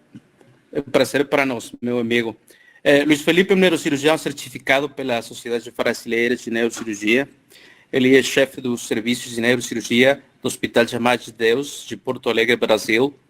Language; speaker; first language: Portuguese; non-native, fluent; Spanish